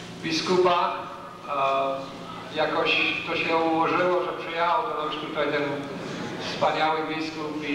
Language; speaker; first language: Polish; early bilingual, heritage; English